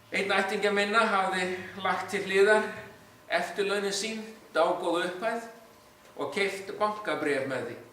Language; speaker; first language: Icelandic; non-native, fluent; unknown